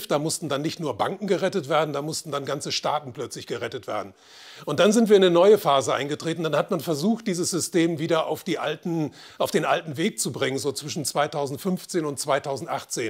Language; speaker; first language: German; native; German